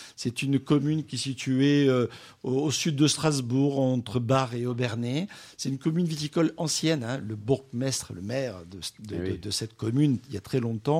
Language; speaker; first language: French; native; French